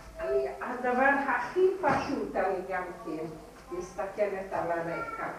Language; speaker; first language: Hebrew; non-native, fluent; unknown